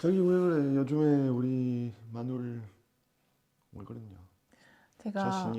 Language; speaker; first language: Korean; non-native, fluent; French